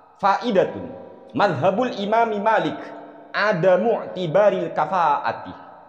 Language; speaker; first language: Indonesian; non-native, local second language; Madurese